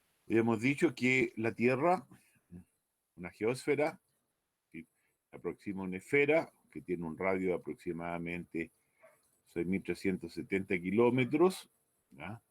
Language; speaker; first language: Spanish; native; Spanish